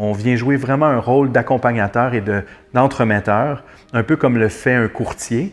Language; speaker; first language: French; native; French